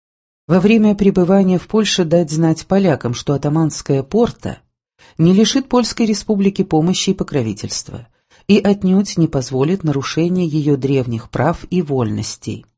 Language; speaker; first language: Russian; native; Russian